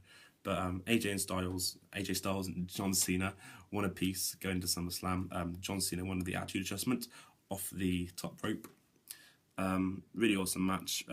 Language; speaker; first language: English; native; English